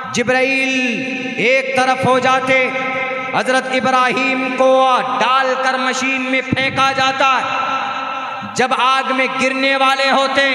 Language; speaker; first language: Hindi; native; Hindi